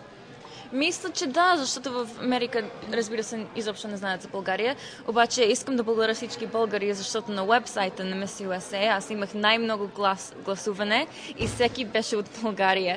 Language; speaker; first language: Bulgarian; early bilingual, heritage; Bulgarian